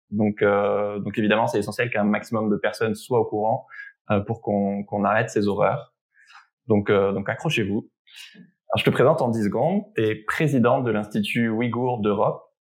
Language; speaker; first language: French; native; French